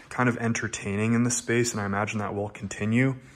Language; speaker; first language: English; native; English